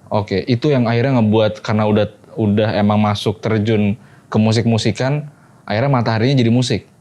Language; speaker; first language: Indonesian; native; Indonesian